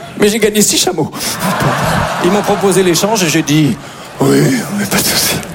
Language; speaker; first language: French; native; French